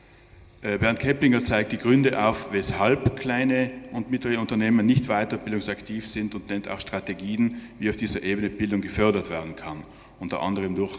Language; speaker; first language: German; native; German